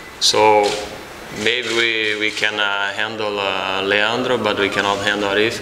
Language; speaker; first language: English; non-native, fluent; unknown